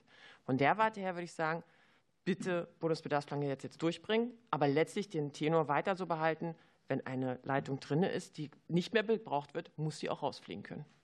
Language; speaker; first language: German; native; German